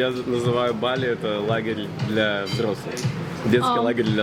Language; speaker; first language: Russian; native; Russian